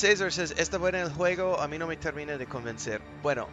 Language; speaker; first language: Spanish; non-native, learner; English